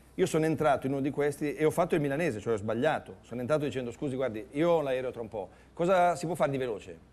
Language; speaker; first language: Italian; native; Italian